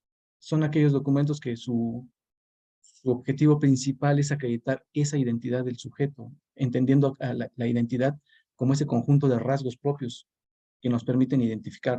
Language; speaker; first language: Spanish; native; Spanish